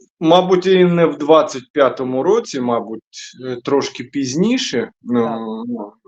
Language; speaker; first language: Ukrainian; non-native, local second language; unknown